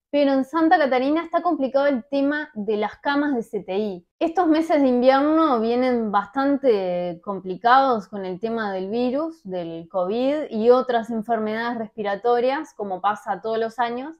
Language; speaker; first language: Spanish; native; Spanish